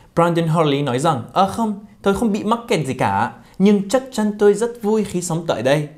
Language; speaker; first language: Vietnamese; non-native, fluent; Arabic